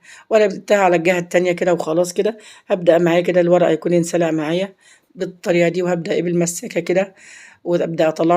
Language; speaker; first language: Arabic; native; Arabic